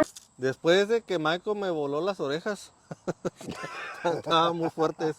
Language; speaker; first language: Spanish; native; Spanish